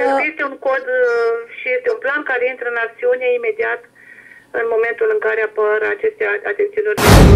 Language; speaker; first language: Romanian; native; Romanian